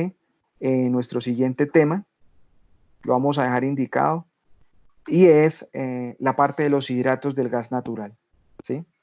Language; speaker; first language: Spanish; native; Spanish